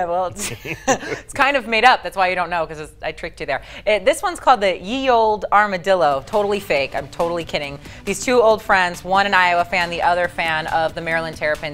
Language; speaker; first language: English; native; English